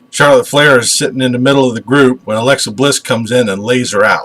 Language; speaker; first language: English; native; English